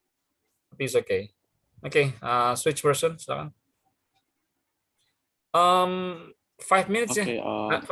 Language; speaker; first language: English; non-native, fluent; Indonesian